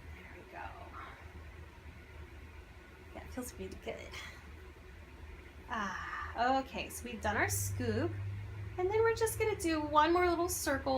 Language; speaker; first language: English; native; English